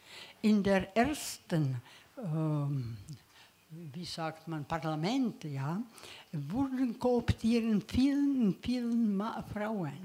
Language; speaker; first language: German; non-native, learner; Czech